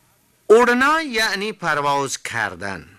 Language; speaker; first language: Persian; non-native, fluent; Hindi